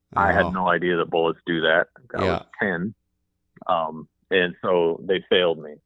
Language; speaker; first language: English; native; English